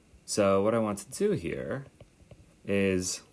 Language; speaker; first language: English; native; English